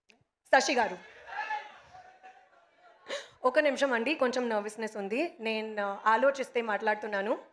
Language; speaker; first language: Telugu; non-native, learner; Hindi